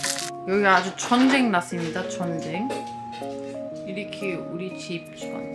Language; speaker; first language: Korean; non-native, fluent; German